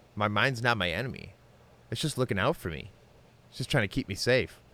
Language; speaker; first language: English; native; English